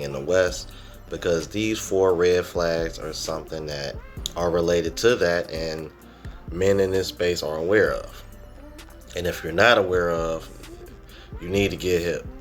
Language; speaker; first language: English; native; English